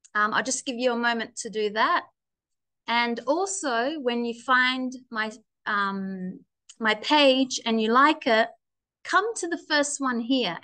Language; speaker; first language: English; native; English